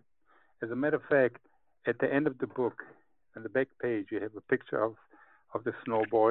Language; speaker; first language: English; non-native, fluent; Hebrew